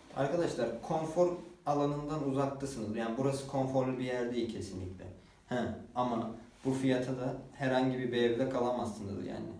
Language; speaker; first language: Turkish; native; Turkish